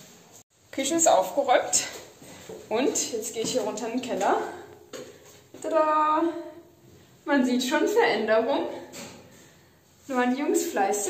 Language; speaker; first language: German; native; German